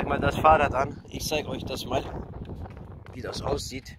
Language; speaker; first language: German; early bilingual, other home language; Turkish